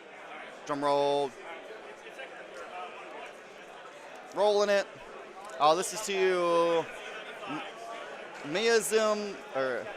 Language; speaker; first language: English; native; English